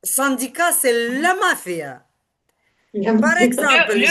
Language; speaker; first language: French; non-native, learner; Ukrainian